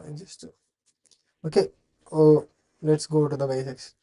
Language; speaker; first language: English; non-native, fluent; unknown